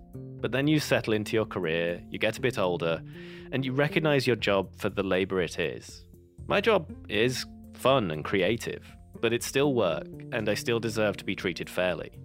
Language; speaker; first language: English; native; English